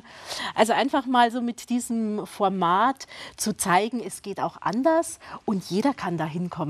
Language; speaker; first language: German; native; German